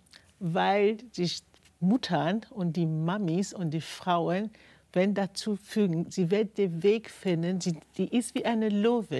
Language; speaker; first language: German; non-native, fluent; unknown